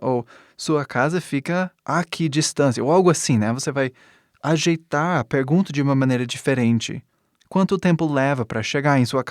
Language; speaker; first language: Portuguese; non-native, fluent; English